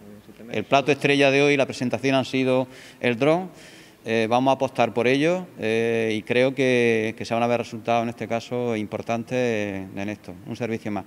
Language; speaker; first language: Spanish; native; Spanish